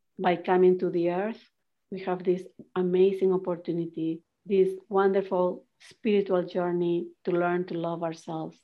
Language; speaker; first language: English; non-native, fluent; Spanish